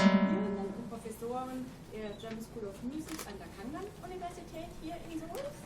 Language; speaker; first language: German; native; German